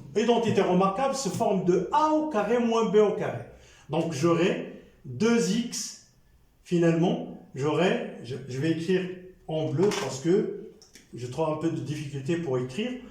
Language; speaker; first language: French; non-native, local second language; Arabic